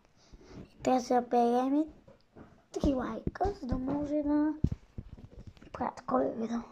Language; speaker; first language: Bulgarian; native; Bulgarian